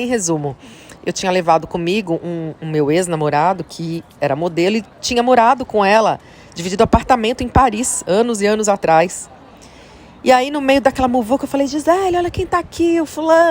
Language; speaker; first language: Portuguese; native; Portuguese